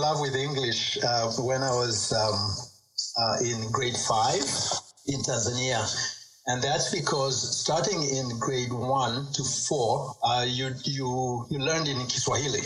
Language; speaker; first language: English; non-native, local second language; Swahili